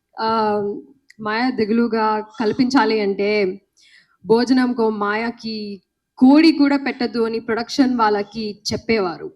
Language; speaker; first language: Telugu; non-native, learner; Malayalam